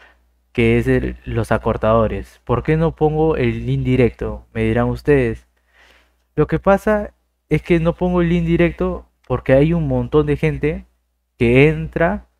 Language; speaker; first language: Spanish; native; Spanish